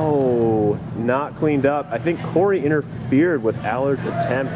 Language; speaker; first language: English; native; English